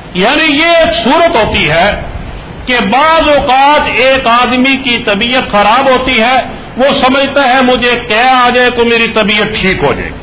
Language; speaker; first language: Urdu; native; Urdu